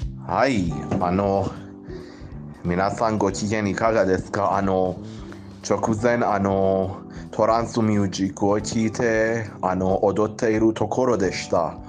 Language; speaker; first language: Japanese; non-native, fluent; Persian